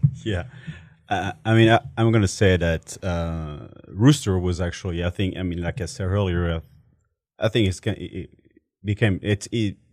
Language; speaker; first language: English; non-native, fluent; French